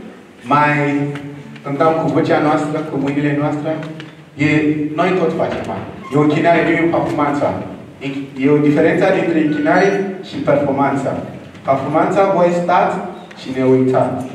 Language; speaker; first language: Romanian; non-native, learner; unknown